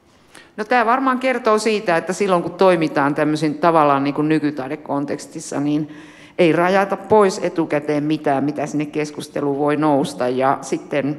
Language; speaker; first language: Finnish; native; Finnish